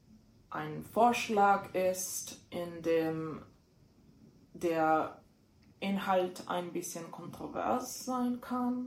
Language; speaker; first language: German; non-native, fluent; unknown